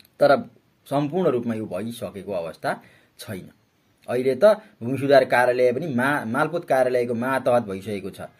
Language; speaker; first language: Nepali; native; Nepali